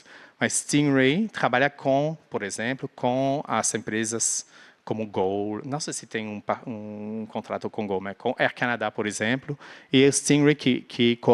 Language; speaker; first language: Portuguese; non-native, fluent; French